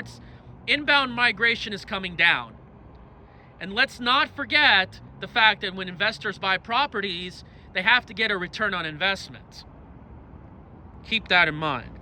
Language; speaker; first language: English; native; English